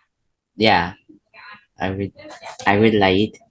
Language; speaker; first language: English; non-native, learner; Vietnamese